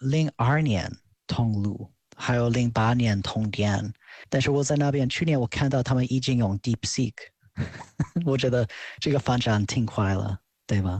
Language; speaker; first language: Chinese; non-native, fluent; English